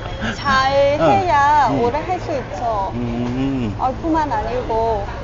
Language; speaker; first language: Korean; non-native, learner; Vietnamese